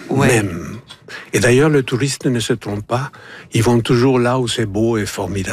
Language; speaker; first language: French; non-native, fluent; Spanish